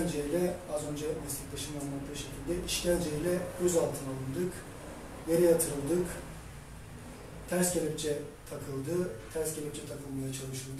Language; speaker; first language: Turkish; native; Turkish